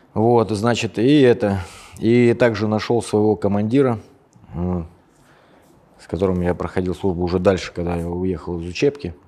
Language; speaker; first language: Russian; native; Russian